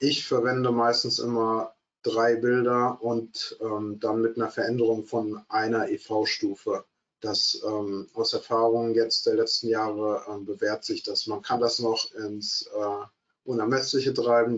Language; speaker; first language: German; native; German